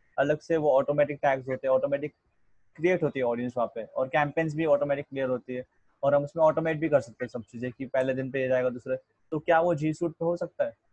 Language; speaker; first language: Hindi; native; Hindi